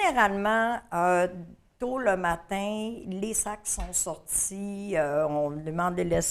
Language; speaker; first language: French; native; French